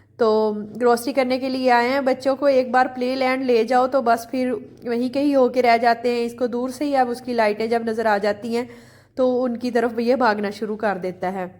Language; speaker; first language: Urdu; native; Urdu